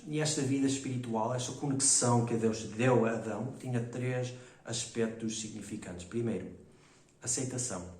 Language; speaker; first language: Portuguese; non-native, fluent; English